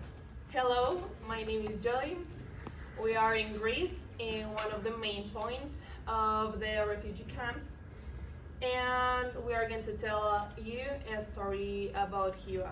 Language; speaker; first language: English; non-native, learner; Spanish